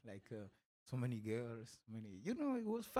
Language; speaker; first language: English; non-native, fluent; Spanish